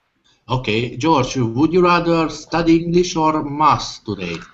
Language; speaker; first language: English; non-native, learner; Hungarian